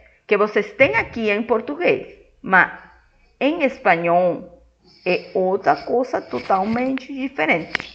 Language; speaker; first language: Portuguese; non-native, fluent; Spanish